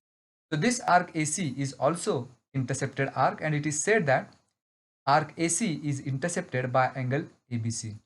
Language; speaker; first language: English; non-native, local second language; Marathi